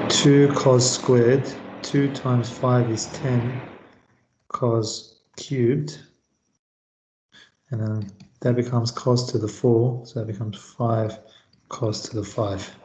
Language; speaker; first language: English; native; English